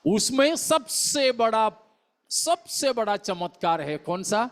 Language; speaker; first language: Hindi; non-native, local second language; Malayalam